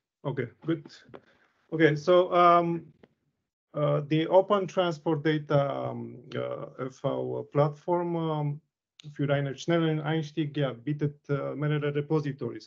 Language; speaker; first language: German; non-native, learner; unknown